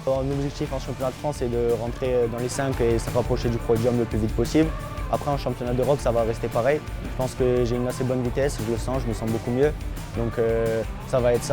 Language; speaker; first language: French; native; French